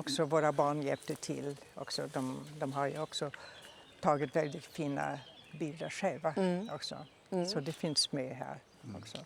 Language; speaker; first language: Swedish; non-native, fluent; German